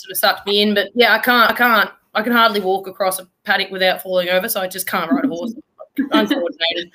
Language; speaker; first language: English; native; English